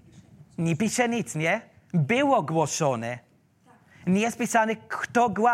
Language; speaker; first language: Polish; non-native, learner; German